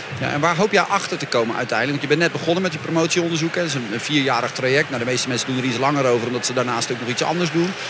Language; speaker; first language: Dutch; native; Dutch